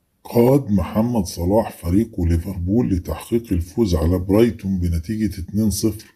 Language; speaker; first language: Arabic; native; Arabic